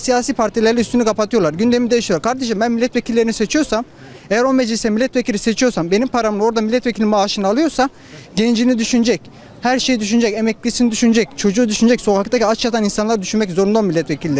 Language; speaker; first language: Turkish; native; Turkish